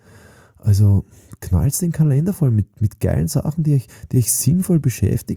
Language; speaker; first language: German; native; German